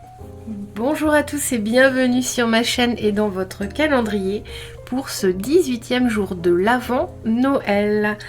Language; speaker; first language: French; native; French